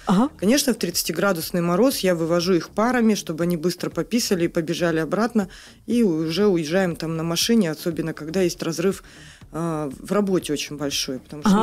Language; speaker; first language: Russian; native; Russian